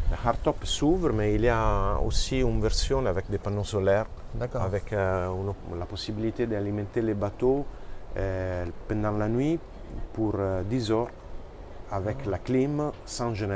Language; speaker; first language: French; non-native, fluent; Italian